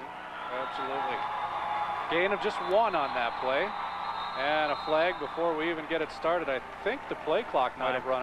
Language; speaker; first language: English; native; English